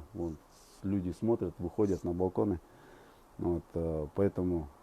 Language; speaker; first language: Russian; non-native, local second language; Kazakh